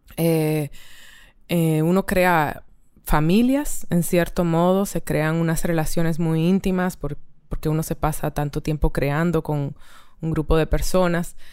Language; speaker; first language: Spanish; native; Spanish